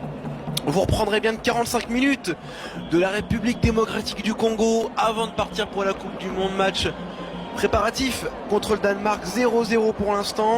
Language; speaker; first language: French; native; French